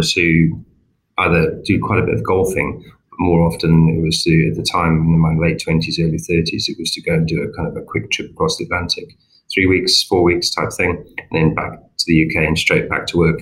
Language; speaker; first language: English; native; English